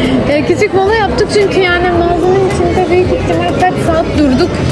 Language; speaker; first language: Turkish; non-native, learner; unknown